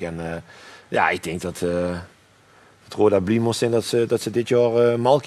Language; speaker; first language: Dutch; native; Dutch